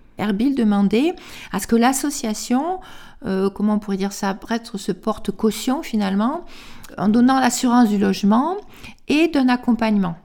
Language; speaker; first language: French; native; French